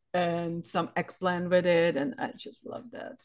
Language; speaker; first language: English; non-native, fluent; Czech